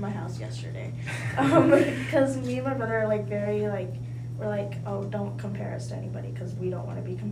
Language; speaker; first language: English; early bilingual, other home language; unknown